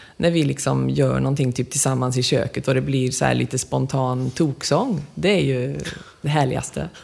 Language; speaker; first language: Swedish; native; Swedish